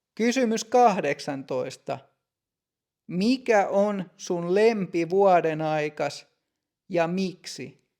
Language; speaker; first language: Finnish; native; Finnish